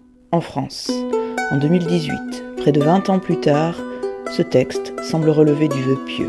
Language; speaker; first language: French; native; French